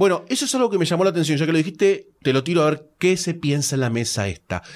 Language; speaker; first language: Spanish; native; Spanish